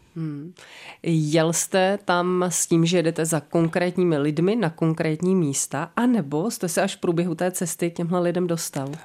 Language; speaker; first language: Czech; native; Czech